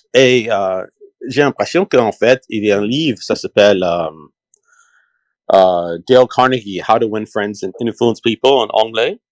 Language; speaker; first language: French; non-native, learner; English